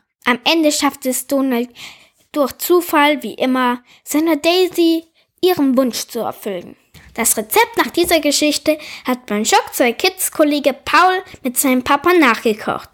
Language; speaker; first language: German; native; German